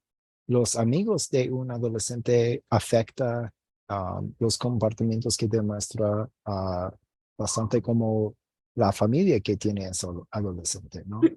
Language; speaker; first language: Spanish; non-native, fluent; English